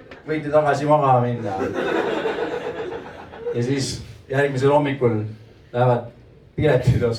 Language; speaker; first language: Estonian; native; Estonian